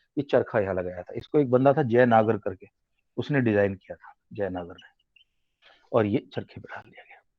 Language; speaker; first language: Hindi; native; Hindi